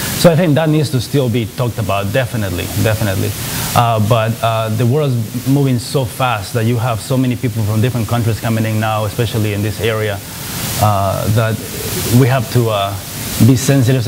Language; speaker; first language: English; non-native, fluent; Spanish